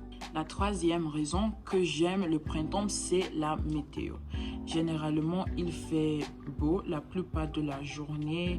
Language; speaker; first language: French; non-native, learner; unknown